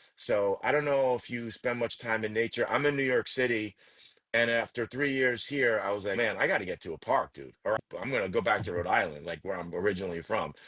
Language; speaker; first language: English; native; English